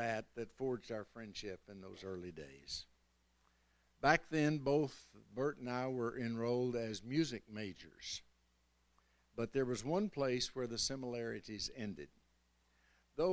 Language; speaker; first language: English; native; English